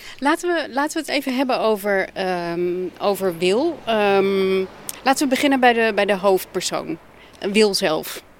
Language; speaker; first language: Dutch; native; Dutch